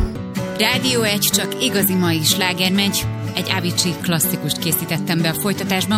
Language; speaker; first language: Hungarian; native; Hungarian